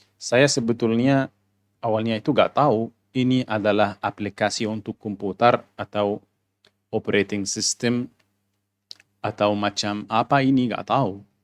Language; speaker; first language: Indonesian; non-native, fluent; Arabic